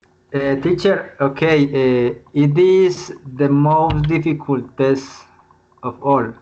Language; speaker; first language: English; non-native, learner; Spanish